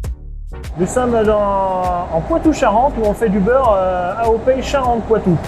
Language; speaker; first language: French; native; French